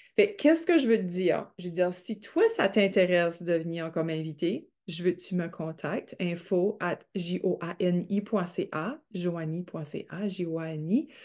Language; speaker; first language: French; native; French